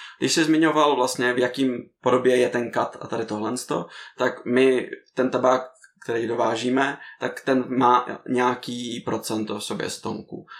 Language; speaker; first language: Czech; native; Czech